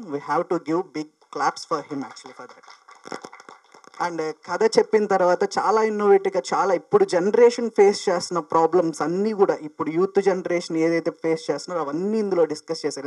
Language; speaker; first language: Telugu; native; Telugu